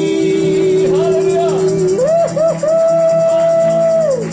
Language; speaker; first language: French; native; French